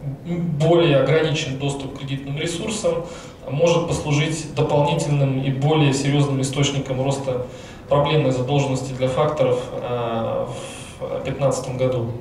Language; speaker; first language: Russian; native; Russian